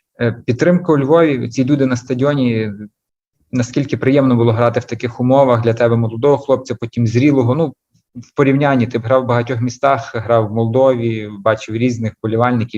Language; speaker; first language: Ukrainian; native; Ukrainian